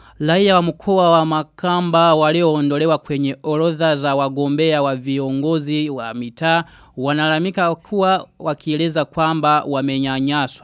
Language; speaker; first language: Swahili; non-native, local second language; Rundi